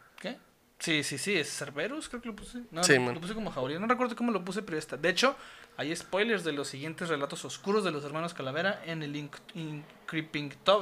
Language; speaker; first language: Spanish; native; Spanish